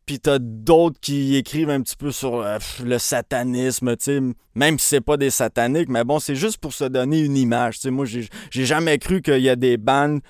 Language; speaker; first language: French; early bilingual, other home language; Spanish